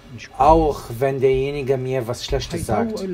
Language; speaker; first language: German; non-native, fluent; Arabic